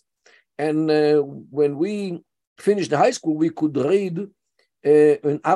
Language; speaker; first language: English; non-native, fluent; Yiddish